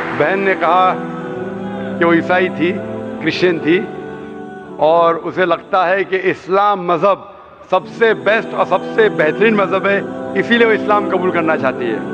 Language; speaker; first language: Urdu; non-native, local second language; Konkani